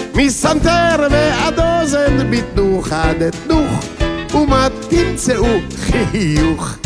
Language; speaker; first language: Hebrew; native; Hebrew